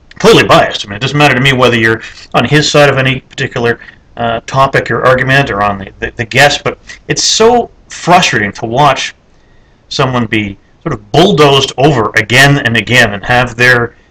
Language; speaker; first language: English; native; English